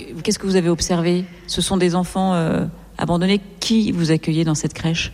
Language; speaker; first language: French; native; French